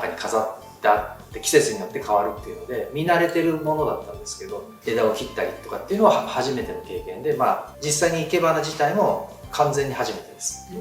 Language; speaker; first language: Japanese; native; Japanese